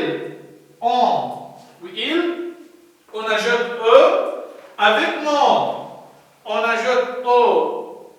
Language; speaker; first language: French; non-native, learner; Arabic